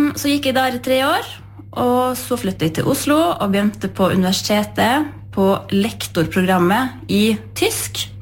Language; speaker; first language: Norwegian; native; Norwegian